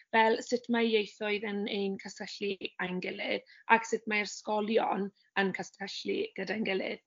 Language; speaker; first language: Welsh; non-native, learner; English